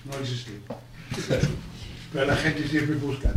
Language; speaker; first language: Spanish; non-native, learner; English